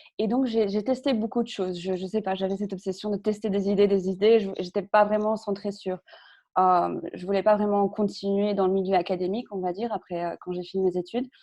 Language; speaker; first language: French; early bilingual, other home language; Spanish